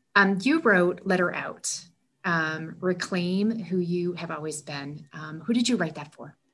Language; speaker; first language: English; native; English